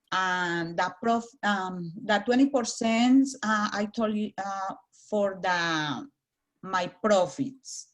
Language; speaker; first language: English; non-native, learner; Spanish